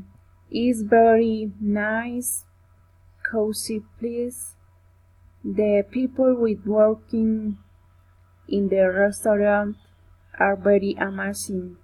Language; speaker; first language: English; non-native, learner; Spanish